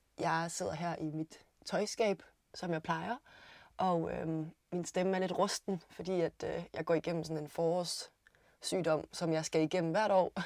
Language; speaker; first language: Danish; native; Danish